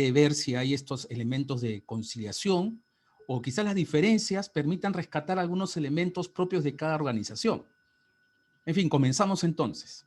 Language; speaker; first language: Spanish; native; Spanish